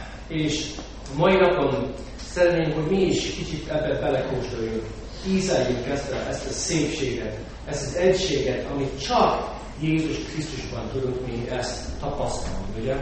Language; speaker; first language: Hungarian; non-native, fluent; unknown